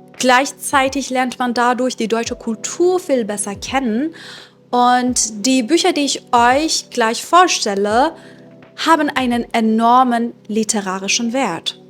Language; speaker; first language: German; non-native, fluent; Persian